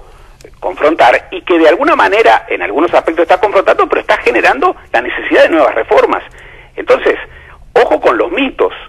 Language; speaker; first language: Spanish; native; Spanish